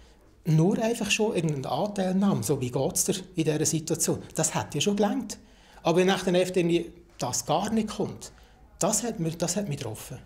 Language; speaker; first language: German; native; German